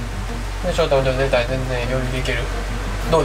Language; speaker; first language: Japanese; native; Japanese